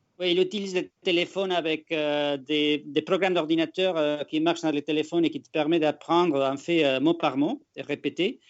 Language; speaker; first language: French; non-native, fluent; Spanish